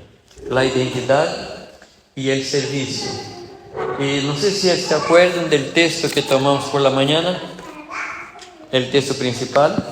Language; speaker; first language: Spanish; non-native, fluent; Portuguese